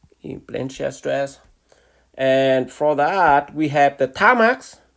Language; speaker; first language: English; non-native, fluent; Vietnamese